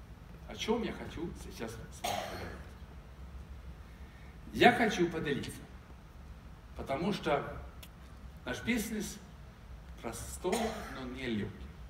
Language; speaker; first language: Russian; non-native, fluent; Swedish